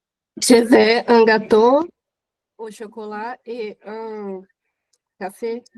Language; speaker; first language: French; non-native, learner; Portuguese